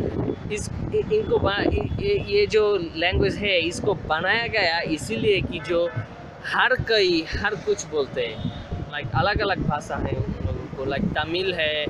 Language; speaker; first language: Hindi; non-native, learner; Bangla